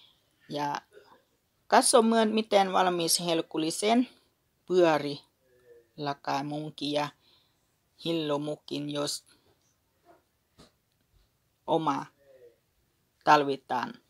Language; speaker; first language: Finnish; non-native, learner; Northeastern Thai